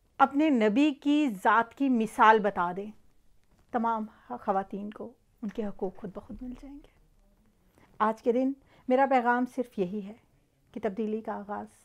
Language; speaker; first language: Urdu; native; Urdu